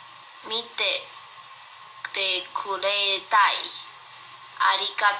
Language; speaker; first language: Japanese; non-native, learner; Chinese